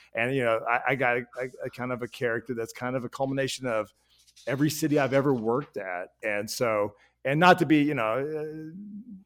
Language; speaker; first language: English; native; English